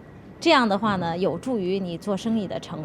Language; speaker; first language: Chinese; native; Chinese